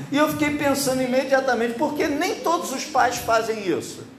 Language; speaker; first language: Portuguese; native; Portuguese